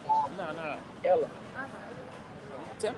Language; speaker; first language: Portuguese; non-native, learner; English